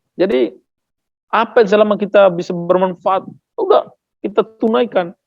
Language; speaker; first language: Indonesian; non-native, local second language; Tetum